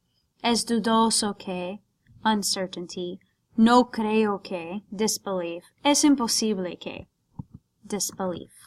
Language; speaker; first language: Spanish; non-native, fluent; English